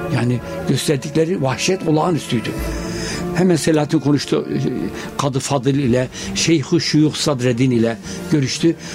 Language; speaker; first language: Turkish; native; Turkish